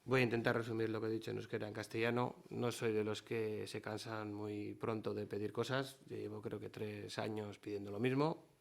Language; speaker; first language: Spanish; non-native, local second language; Basque